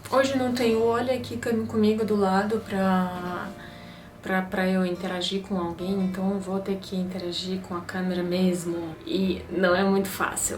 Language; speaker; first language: Portuguese; non-native, fluent; Russian